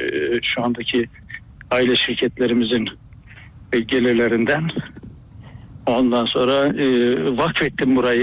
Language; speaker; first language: Turkish; native; Turkish